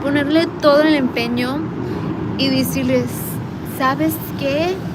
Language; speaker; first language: Spanish; early bilingual, heritage; Spanish